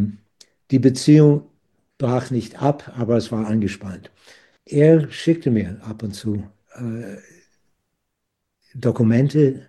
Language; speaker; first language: German; non-native, fluent; English